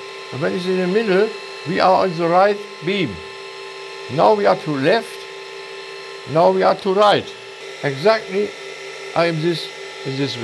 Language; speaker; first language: English; non-native, learner; German